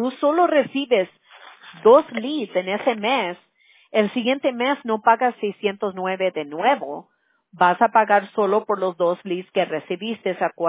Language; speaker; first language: Spanish; early bilingual, heritage; Spanish